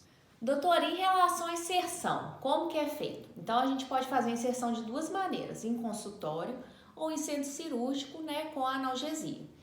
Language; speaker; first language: Portuguese; native; Portuguese